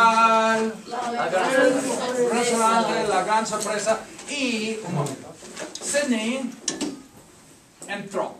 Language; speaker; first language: Spanish; non-native, fluent; English